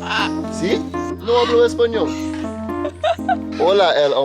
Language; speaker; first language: Spanish; non-native, learner; English